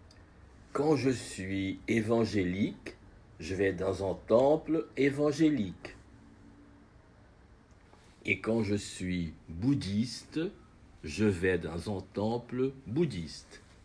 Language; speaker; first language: French; non-native, fluent; Portuguese